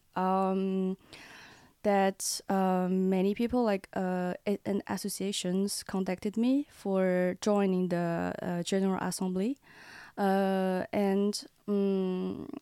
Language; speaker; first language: English; non-native, learner; Chinese